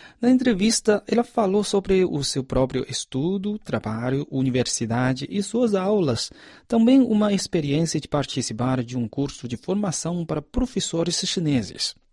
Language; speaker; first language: Portuguese; non-native, fluent; Chinese